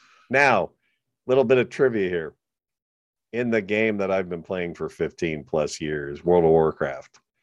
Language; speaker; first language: English; native; English